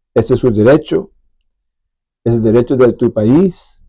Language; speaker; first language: Spanish; early bilingual, other home language; English